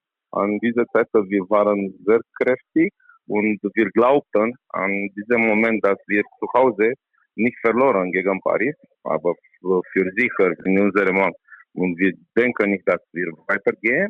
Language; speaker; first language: German; non-native, learner; Romanian